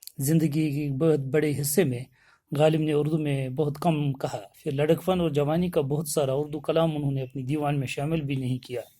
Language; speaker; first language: Urdu; non-native, local second language; Kashmiri